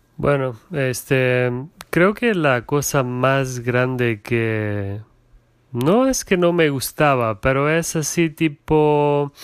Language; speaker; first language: Spanish; non-native, fluent; German